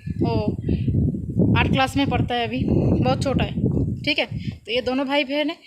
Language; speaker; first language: Urdu; non-native, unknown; Bangla